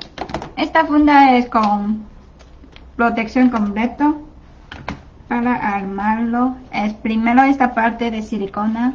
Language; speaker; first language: Spanish; non-native, learner; Chinese